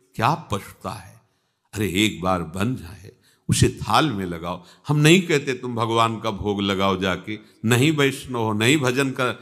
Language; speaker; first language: Hindi; native; Hindi